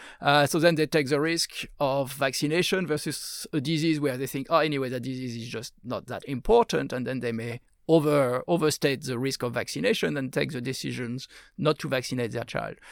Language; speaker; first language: English; non-native, fluent; French